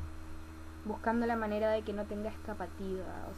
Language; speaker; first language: Spanish; native; Spanish